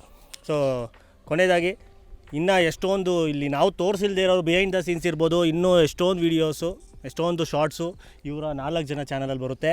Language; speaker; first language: Kannada; native; Kannada